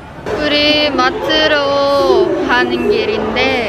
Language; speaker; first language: Korean; non-native, learner; Filipino